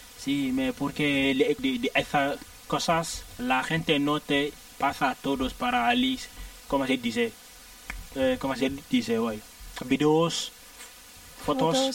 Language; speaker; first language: Spanish; non-native, learner; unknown